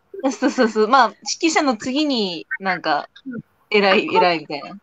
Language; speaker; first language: Japanese; native; Japanese